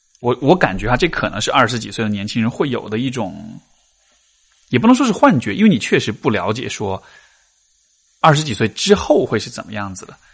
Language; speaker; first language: Chinese; native; Chinese